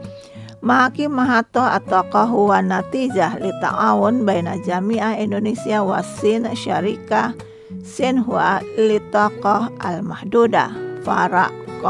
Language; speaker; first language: Arabic; non-native, learner; Indonesian